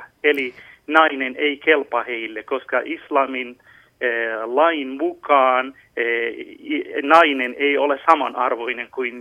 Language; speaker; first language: Finnish; non-native, fluent; Persian